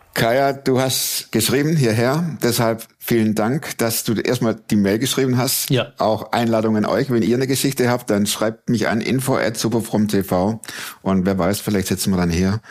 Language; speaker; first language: German; native; German